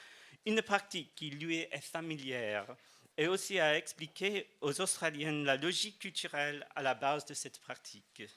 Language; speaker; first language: French; non-native, fluent; English